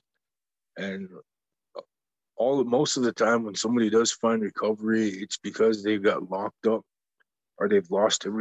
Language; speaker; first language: English; native; English